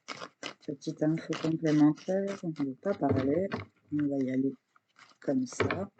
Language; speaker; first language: French; native; French